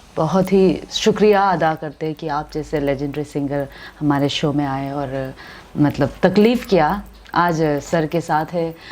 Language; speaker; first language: Hindi; non-native, local second language; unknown